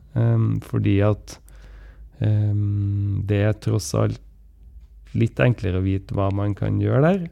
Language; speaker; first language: Norwegian; native; Norwegian